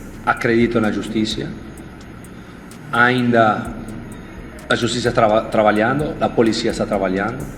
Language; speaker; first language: Portuguese; non-native, fluent; Spanish